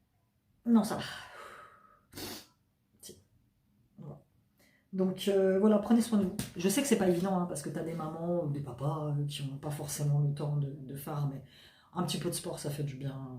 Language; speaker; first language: French; native; French